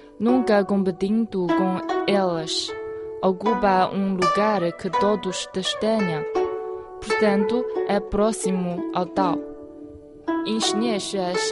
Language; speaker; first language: Portuguese; non-native, fluent; Chinese